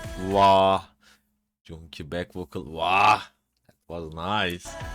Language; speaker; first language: English; non-native, learner; Turkish